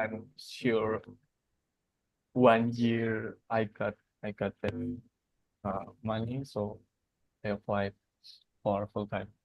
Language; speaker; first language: English; non-native, learner; Indonesian